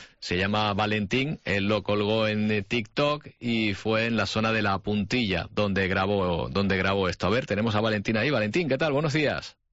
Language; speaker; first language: Spanish; native; Spanish